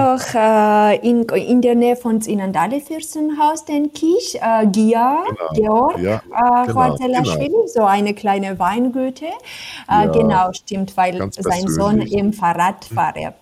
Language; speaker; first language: German; non-native, fluent; Georgian